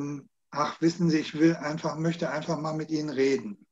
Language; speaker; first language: German; native; German